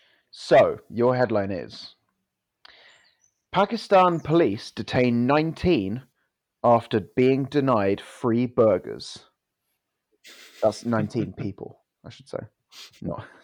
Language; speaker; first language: English; native; English